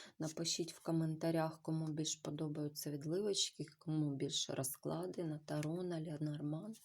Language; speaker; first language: Ukrainian; non-native, local second language; Russian